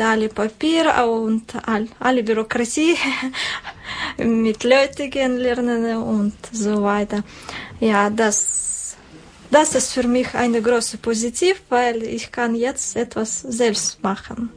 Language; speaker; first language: German; non-native, learner; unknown